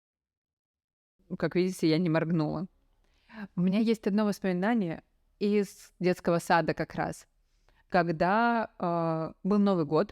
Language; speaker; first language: Russian; native; Russian